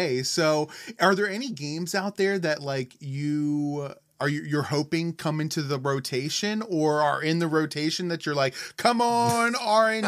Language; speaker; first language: English; native; English